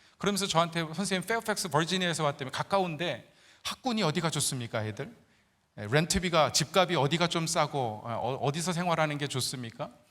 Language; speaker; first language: Korean; native; Korean